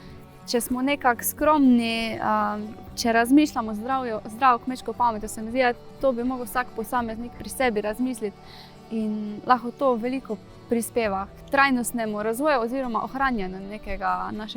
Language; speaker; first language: Slovenian; native; Slovenian